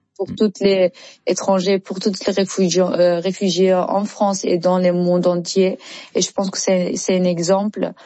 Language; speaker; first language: French; non-native, learner; Persian